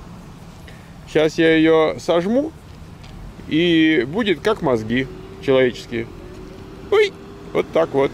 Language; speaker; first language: Russian; native; Russian